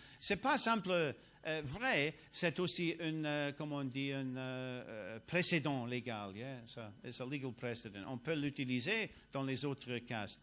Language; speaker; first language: French; non-native, learner; English